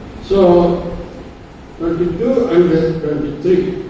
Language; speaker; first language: English; non-native, local second language; Tamil